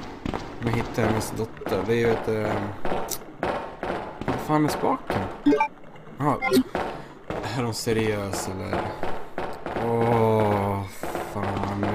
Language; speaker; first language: Swedish; native; Swedish